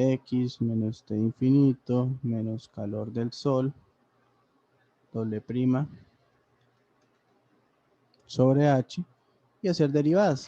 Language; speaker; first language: Spanish; native; Spanish